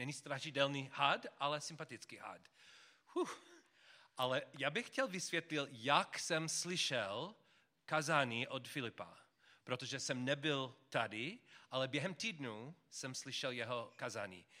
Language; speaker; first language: Czech; non-native, learner; English